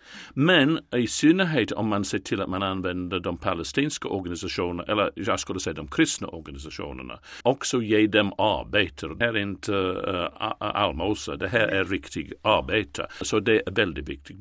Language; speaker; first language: Swedish; non-native, fluent; English